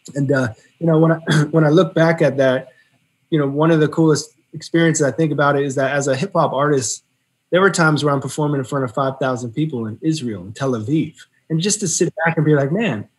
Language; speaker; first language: English; native; English